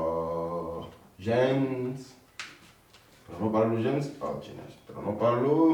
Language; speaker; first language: Catalan; non-native, fluent; Akan